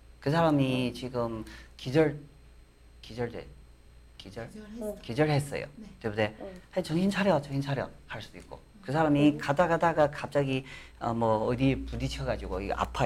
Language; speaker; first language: Korean; non-native, fluent; Chinese